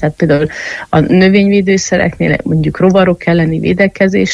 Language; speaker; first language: Hungarian; native; Hungarian